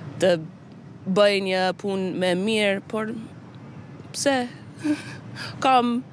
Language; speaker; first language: Albanian; non-native, learner; English